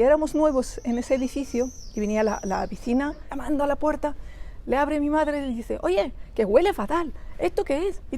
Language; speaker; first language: Spanish; early bilingual, other home language; Arabic